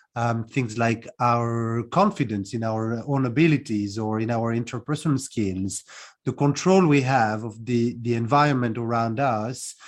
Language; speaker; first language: English; non-native, fluent; French